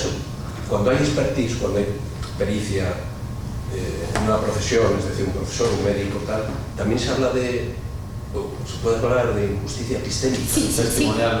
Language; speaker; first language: Spanish; native; Spanish